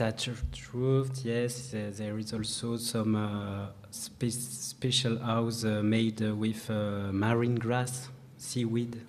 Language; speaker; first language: English; non-native, learner; French